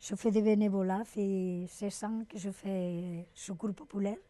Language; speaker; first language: French; non-native, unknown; Spanish